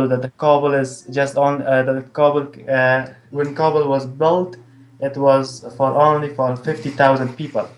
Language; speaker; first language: English; non-native, fluent; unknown